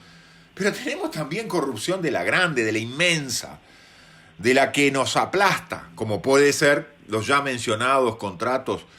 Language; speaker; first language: Spanish; native; Spanish